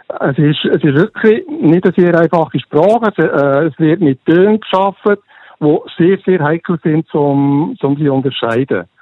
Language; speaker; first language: German; native; German